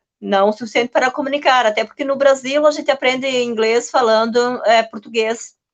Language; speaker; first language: Portuguese; native; Portuguese